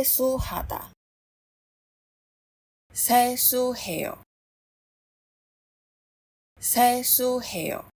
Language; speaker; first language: Korean; non-native, fluent; Chinese